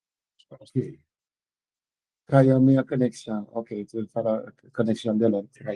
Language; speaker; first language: Portuguese; non-native, learner; English